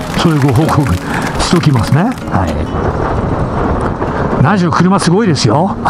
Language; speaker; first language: Japanese; native; Japanese